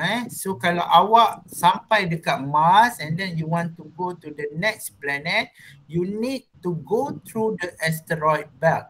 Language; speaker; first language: English; non-native, local second language; Malay